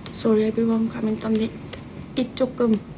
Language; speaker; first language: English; non-native, learner; Korean